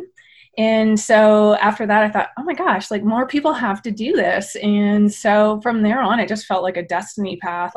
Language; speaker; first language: English; native; English